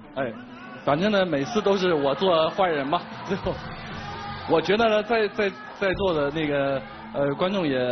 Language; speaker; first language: Chinese; native; Chinese